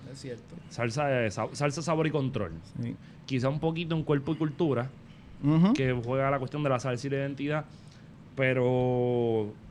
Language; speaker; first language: Spanish; native; Spanish